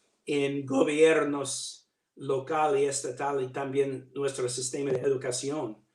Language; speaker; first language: Spanish; non-native, learner; English